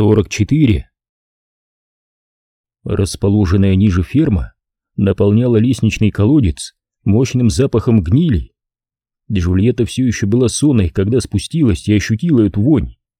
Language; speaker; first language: Russian; native; Russian